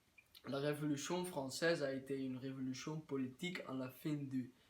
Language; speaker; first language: French; non-native, learner; Dutch